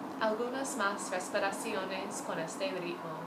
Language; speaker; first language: Spanish; non-native, fluent; English